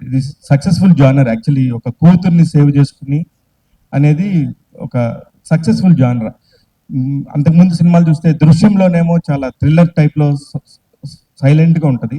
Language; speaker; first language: Telugu; native; Telugu